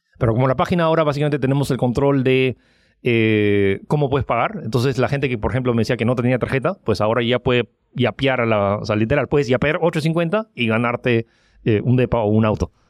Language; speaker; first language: Spanish; early bilingual, other home language; French